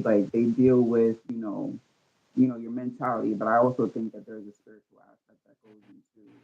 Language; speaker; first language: English; native; English